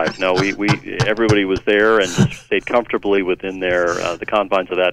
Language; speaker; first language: English; native; English